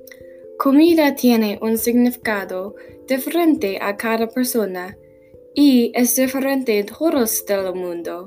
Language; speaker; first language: Spanish; non-native, learner; English